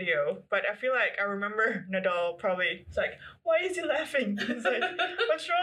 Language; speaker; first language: English; non-native, local second language; Filipino